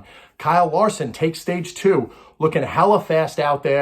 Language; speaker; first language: English; native; English